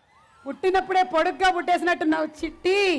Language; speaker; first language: Telugu; native; Telugu